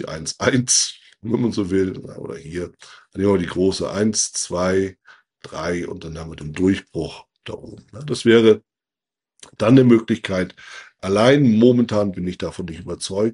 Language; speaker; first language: German; native; German